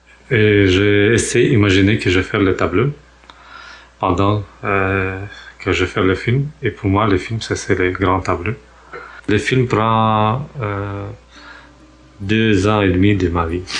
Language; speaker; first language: French; non-native, fluent; Russian